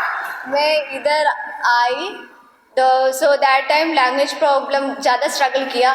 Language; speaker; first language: Hindi; non-native, local second language; Malayalam